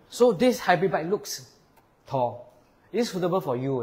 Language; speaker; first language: English; non-native, local second language; Chinese